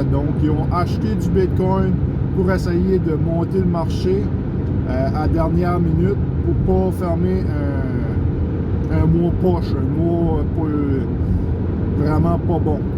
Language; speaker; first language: French; native; French